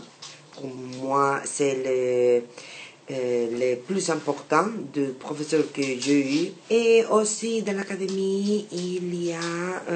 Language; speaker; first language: French; non-native, learner; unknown